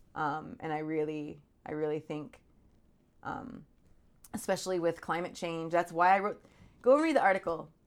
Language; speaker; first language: English; native; English